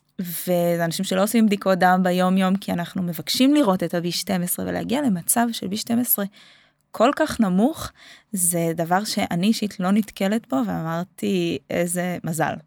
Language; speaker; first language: Hebrew; native; Hebrew